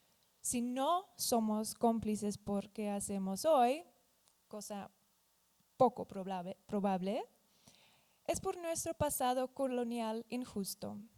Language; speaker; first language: Spanish; non-native, fluent; Dutch